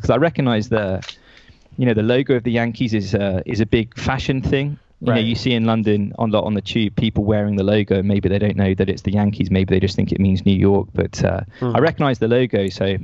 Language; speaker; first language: English; native; English